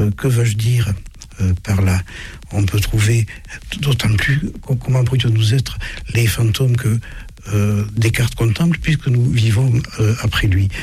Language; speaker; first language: French; early bilingual, other home language; German